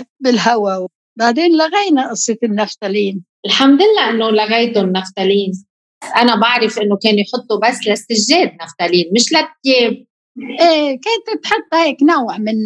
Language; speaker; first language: Arabic; native; Arabic